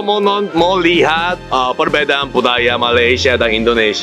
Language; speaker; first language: Indonesian; non-native, fluent; Korean